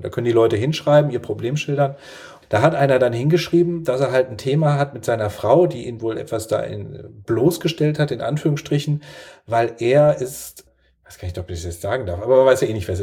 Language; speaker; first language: German; native; German